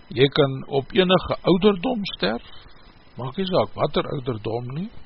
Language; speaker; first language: Afrikaans; native; Afrikaans